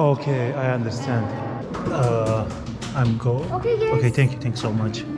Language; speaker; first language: English; non-native, learner; Turkish